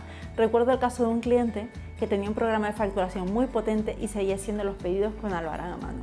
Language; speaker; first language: Spanish; native; Spanish